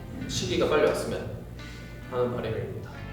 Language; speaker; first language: Korean; native; Korean